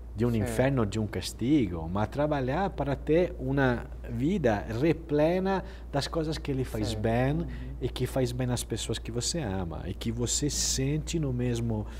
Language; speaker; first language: Portuguese; non-native, fluent; Italian